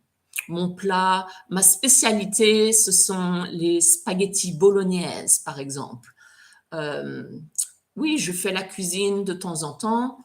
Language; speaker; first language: French; non-native, fluent; English